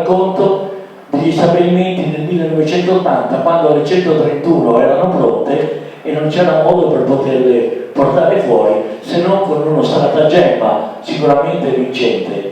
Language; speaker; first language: Italian; native; Italian